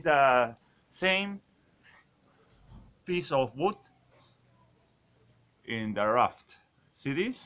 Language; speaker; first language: English; non-native, learner; Spanish